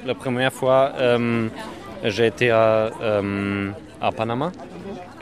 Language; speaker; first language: French; non-native, learner; German